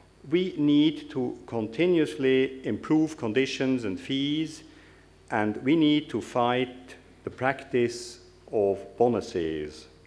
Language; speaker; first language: English; non-native, fluent; German